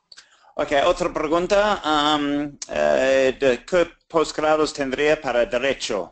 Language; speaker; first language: Spanish; non-native, fluent; English